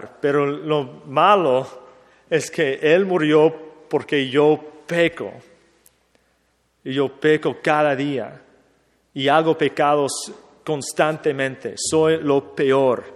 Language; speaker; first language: Spanish; non-native, fluent; English